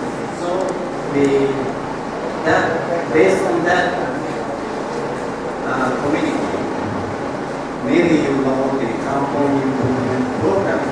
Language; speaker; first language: English; non-native, learner; Japanese